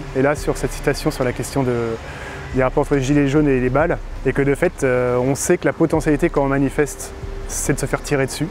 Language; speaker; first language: French; native; French